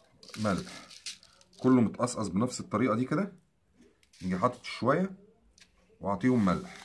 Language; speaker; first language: Arabic; native; Arabic